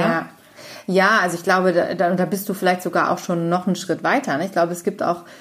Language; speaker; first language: German; native; German